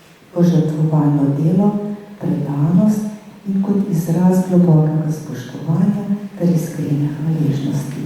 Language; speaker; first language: Slovenian; native; Slovenian